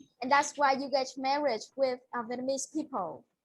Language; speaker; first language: English; non-native, learner; Vietnamese